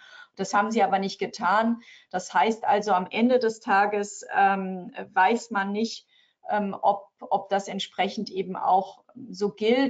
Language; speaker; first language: German; native; German